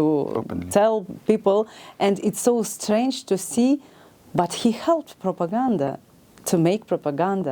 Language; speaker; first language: English; non-native, learner; Ukrainian